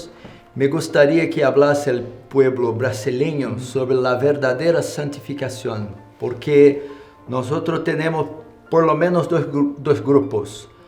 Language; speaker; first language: Spanish; non-native, learner; Portuguese